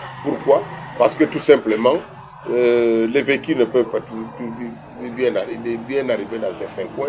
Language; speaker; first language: French; non-native, local second language; Kongo